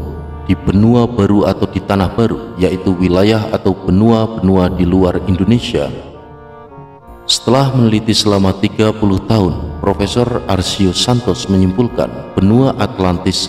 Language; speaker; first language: Indonesian; native; Indonesian